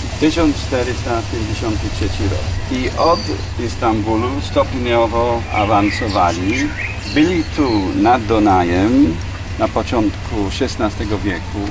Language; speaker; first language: Polish; non-native, fluent; English